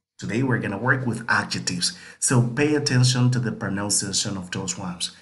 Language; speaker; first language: English; non-native, fluent; Spanish